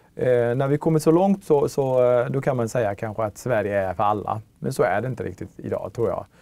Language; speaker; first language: Swedish; early bilingual, other home language; Tigrinya